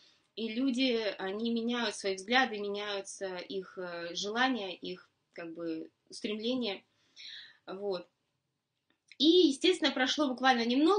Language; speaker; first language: Russian; native; Russian